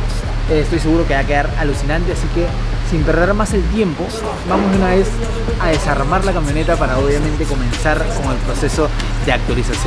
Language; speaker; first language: Spanish; native; Spanish